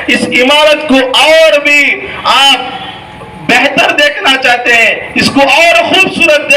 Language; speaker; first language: Urdu; native; Urdu